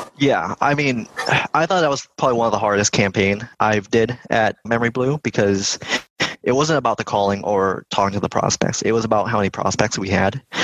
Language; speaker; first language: English; early bilingual, other home language; Vietnamese